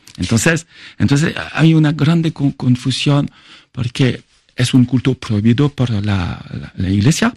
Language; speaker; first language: Spanish; non-native, fluent; French